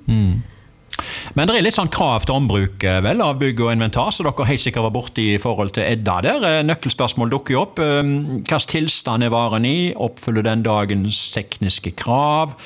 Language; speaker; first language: Norwegian; native; Norwegian